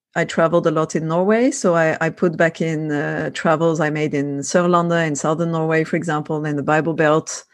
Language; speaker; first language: English; non-native, fluent; French